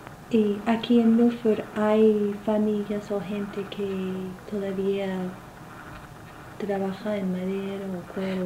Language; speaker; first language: Spanish; non-native, fluent; English